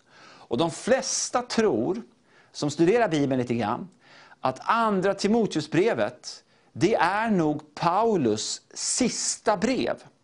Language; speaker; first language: Swedish; native; Swedish